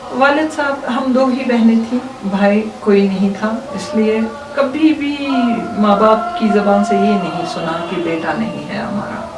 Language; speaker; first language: Urdu; non-native, local second language; Kashmiri